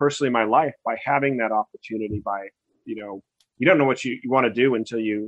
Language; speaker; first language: English; native; English